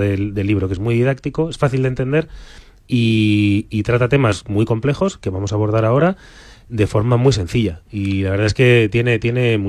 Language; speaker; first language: Spanish; native; Spanish